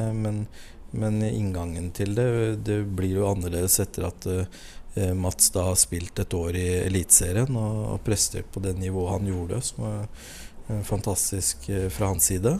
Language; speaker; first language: Norwegian; native; Norwegian